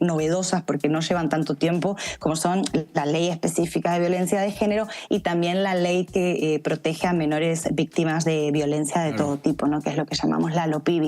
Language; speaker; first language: Spanish; native; Spanish